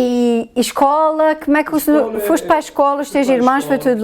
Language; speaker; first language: Portuguese; native; Portuguese